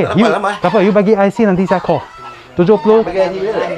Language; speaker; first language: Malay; non-native, local second language; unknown